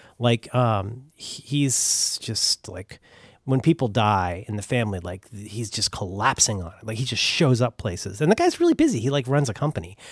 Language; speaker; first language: English; native; English